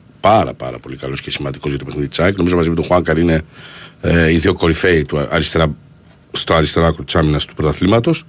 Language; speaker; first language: Greek; native; Greek